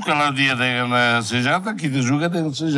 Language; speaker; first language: Indonesian; non-native, learner; Tetum